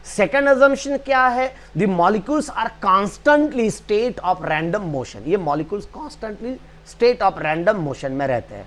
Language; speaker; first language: Hindi; non-native, local second language; Marathi